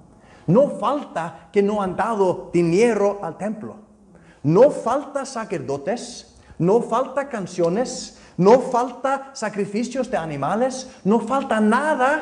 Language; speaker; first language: Spanish; non-native, fluent; Icelandic